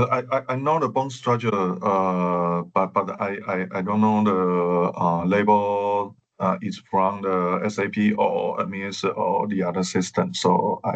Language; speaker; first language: English; non-native, learner; Chinese